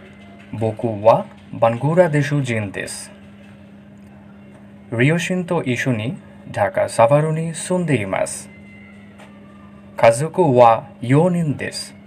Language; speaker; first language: Japanese; non-native, learner; Bangla